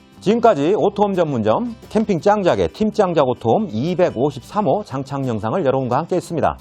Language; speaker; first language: Korean; native; Korean